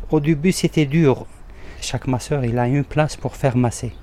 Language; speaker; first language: French; non-native, fluent; Arabic